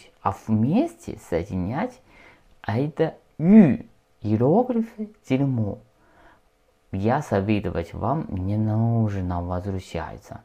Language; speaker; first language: Russian; non-native, learner; Chinese